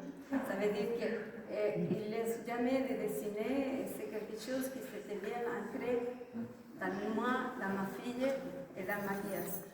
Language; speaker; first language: French; non-native, fluent; Spanish